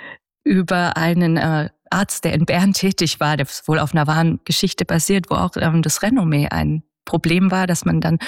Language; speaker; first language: German; native; German